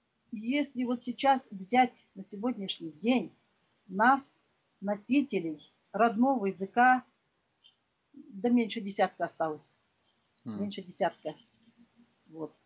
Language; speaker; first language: Russian; non-native, local second language; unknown